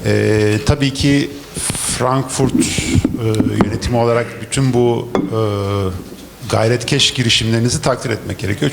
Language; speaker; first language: Turkish; native; Turkish